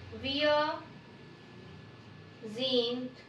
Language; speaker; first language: German; non-native, fluent; Hindi